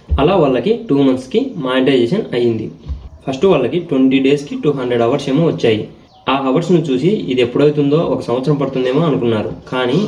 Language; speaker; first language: Telugu; native; Telugu